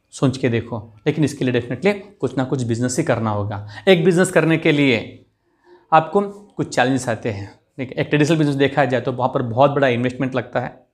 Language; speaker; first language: Hindi; non-native, local second language; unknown